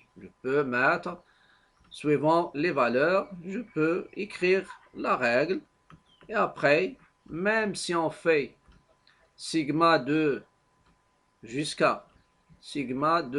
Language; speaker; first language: French; non-native, local second language; Arabic